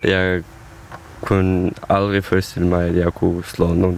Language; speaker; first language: Danish; non-native, fluent; Ukrainian